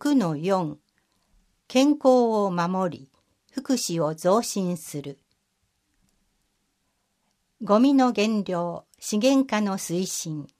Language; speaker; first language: Japanese; native; Japanese